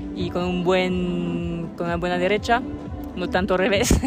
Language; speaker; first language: Spanish; non-native, fluent; French